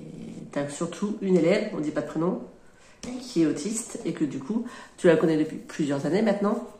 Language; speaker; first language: French; native; French